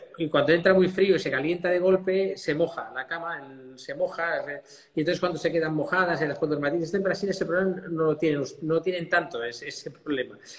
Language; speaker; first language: Spanish; native; Spanish